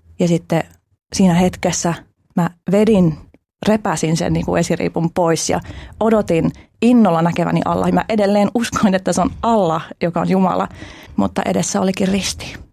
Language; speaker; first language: Finnish; early bilingual, other home language; Albanian